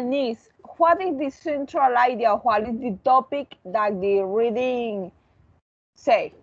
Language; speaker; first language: English; non-native, learner; Spanish